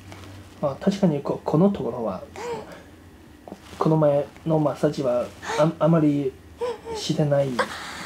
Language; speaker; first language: Japanese; non-native, fluent; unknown